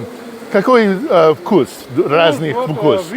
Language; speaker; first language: Russian; non-native, learner; English